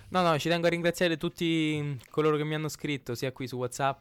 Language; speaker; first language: Italian; native; Italian